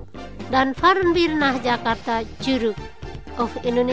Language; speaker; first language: German; non-native, learner; Indonesian